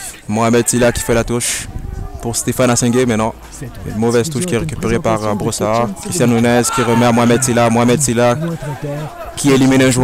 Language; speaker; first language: French; native; French